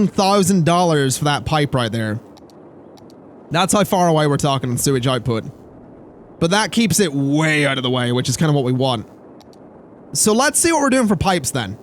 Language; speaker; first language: English; native; English